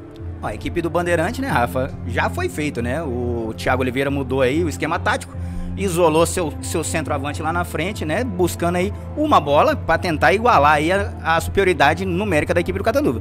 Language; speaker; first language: Portuguese; native; Portuguese